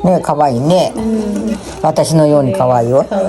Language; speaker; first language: Japanese; native; Japanese